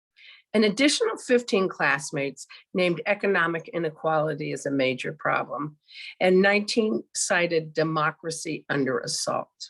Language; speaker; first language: English; native; English